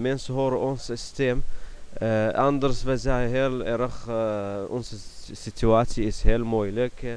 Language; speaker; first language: Dutch; non-native, learner; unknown